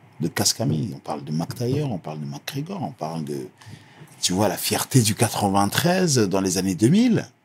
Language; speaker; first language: French; early bilingual, other home language; Lingala